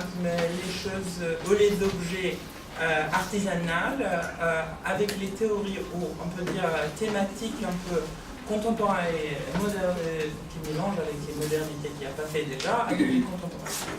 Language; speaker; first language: French; non-native, fluent; Persian